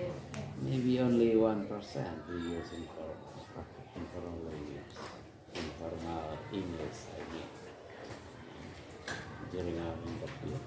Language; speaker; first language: English; non-native, fluent; Indonesian